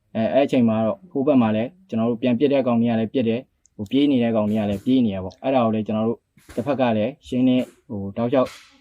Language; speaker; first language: Burmese; native; Burmese